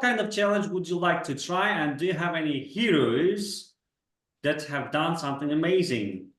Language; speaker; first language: English; non-native, fluent; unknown